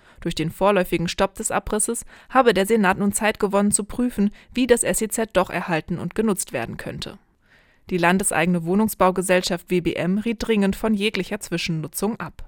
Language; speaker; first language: German; native; German